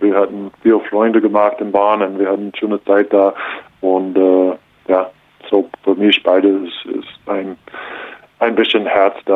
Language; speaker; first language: German; non-native, learner; English